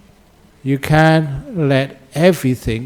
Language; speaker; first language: English; native; English